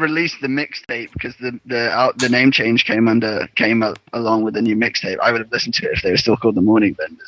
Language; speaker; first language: English; native; English